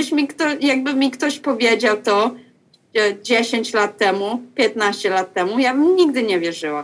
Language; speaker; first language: Polish; early bilingual, heritage; Polish